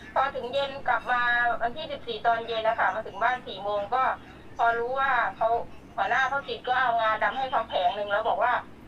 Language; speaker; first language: Thai; native; Thai